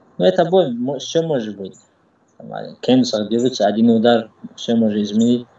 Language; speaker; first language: Russian; non-native, local second language; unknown